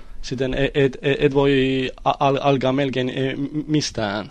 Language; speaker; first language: Finnish; non-native, learner; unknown